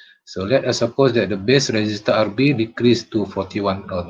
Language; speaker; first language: English; non-native, local second language; Malay